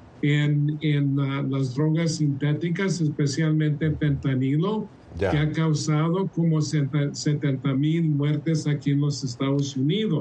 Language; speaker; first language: Spanish; early bilingual, heritage; Spanish